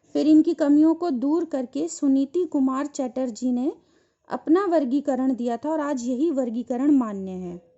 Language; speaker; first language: Hindi; native; Hindi